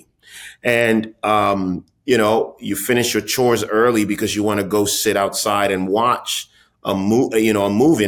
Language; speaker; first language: English; non-native, local second language; Akan